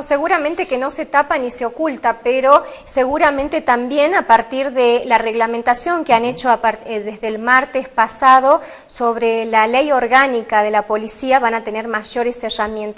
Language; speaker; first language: Spanish; native; Spanish